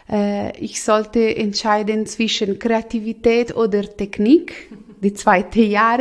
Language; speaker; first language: German; non-native, local second language; Italian